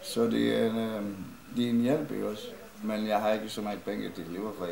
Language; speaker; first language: Danish; non-native, learner; Icelandic